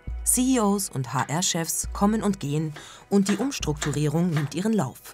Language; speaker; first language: German; native; German